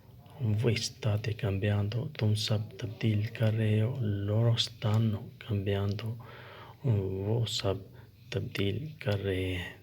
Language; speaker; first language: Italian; non-native, learner; Urdu